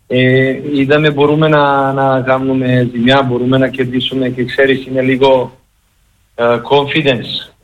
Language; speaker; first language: Greek; non-native, learner; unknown